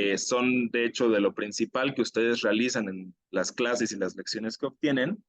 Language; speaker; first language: Spanish; native; Spanish